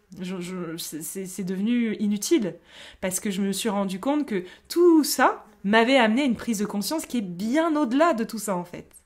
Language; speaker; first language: French; native; French